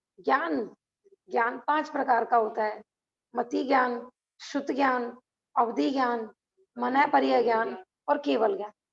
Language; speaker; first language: Hindi; native; Hindi